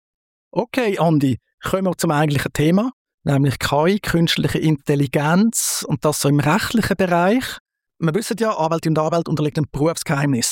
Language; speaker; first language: German; native; German